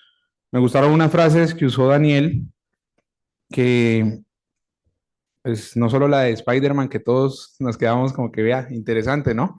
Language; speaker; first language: Spanish; native; Spanish